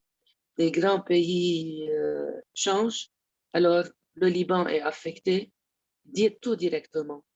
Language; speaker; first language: French; non-native, local second language; Arabic